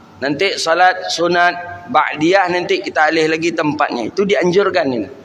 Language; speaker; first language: Malay; non-native, local second language; Minangkabau